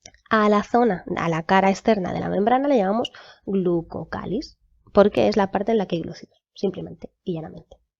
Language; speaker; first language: Spanish; native; Spanish